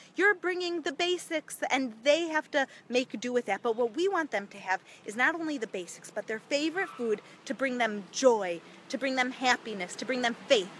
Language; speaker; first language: English; native; English